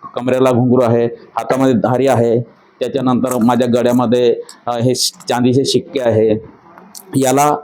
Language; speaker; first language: Marathi; non-native, local second language; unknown